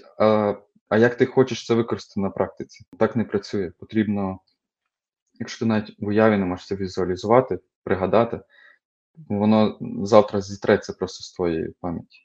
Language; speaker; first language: Ukrainian; native; Ukrainian